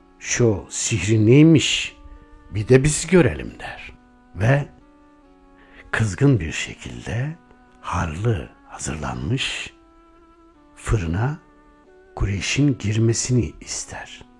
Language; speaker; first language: Turkish; native; Turkish